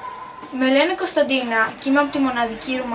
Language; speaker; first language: Greek; early bilingual, other home language; Romanian